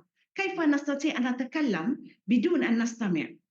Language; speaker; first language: Arabic; non-native, fluent; Malay